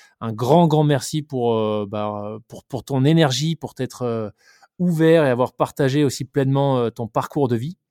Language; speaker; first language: French; native; French